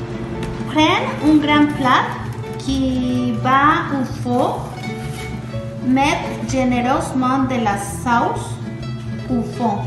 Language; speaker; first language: French; non-native, learner; Spanish